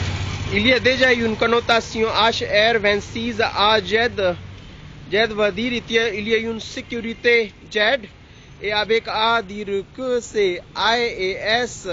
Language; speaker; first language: French; non-native, learner; Hindi